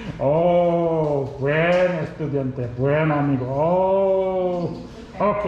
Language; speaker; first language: Spanish; non-native, learner; Korean